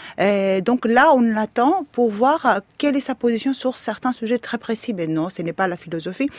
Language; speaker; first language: French; non-native, fluent; Greek